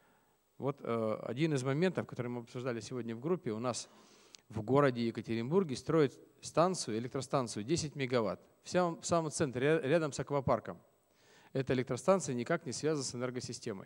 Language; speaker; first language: Russian; native; Russian